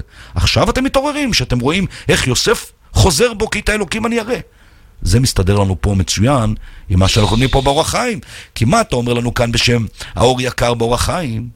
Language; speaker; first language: Hebrew; native; Hebrew